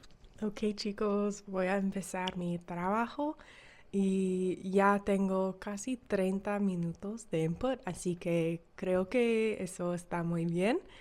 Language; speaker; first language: Spanish; non-native, learner; English